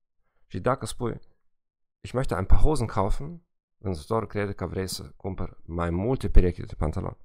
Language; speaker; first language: Romanian; non-native, fluent; German